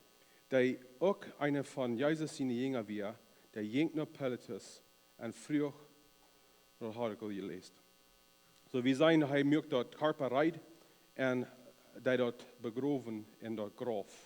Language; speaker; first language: German; non-native, learner; Plautdietsch